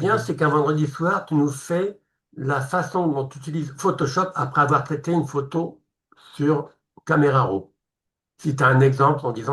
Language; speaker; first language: French; native; French